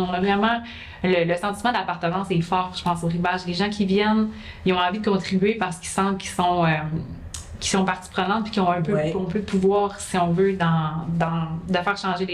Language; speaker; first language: French; native; French